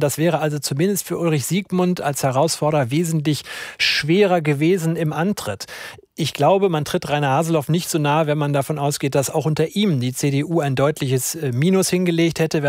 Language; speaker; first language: German; native; German